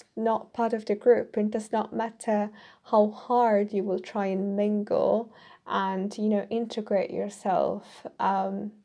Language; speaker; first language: English; non-native, fluent; Italian